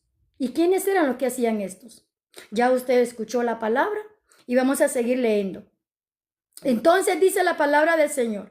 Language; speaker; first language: Spanish; native; Spanish